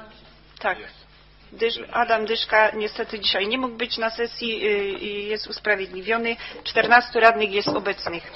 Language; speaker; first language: Polish; native; Polish